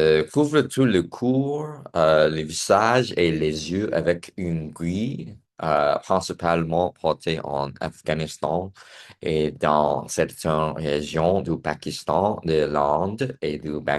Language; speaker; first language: French; non-native, learner; English